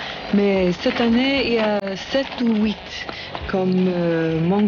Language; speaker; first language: French; non-native, learner; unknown